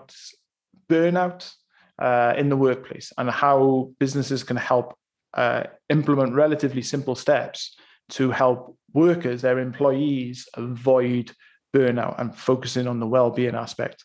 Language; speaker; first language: English; native; English